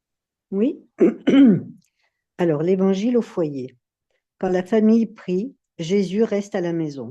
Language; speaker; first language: French; native; French